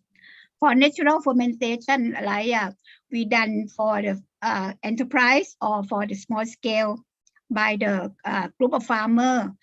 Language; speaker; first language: English; non-native, learner; Thai